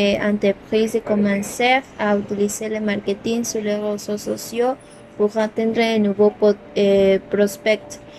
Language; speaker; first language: French; non-native, learner; Spanish